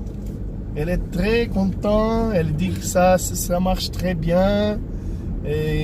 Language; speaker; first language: French; non-native, fluent; Portuguese